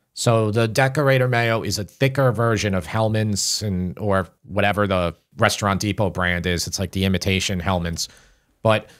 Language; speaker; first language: English; native; English